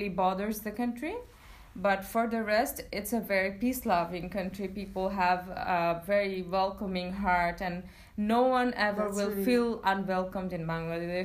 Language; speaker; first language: English; non-native, local second language; Bangla